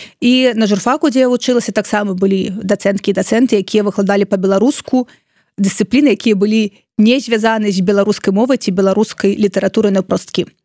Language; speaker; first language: Belarusian; non-native, local second language; Russian